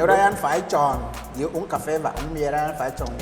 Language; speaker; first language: Vietnamese; non-native, fluent; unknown